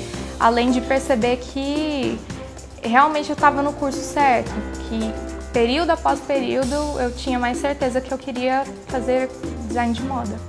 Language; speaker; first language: Portuguese; native; Portuguese